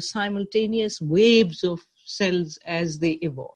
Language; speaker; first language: English; non-native, local second language; Urdu